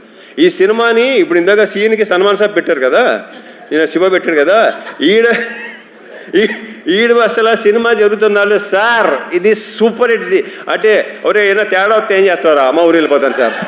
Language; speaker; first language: Telugu; native; Telugu